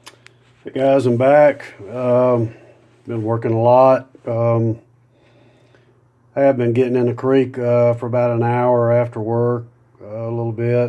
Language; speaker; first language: English; native; English